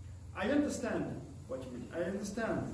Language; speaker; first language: English; non-native, learner; French